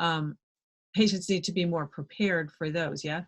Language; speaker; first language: English; native; English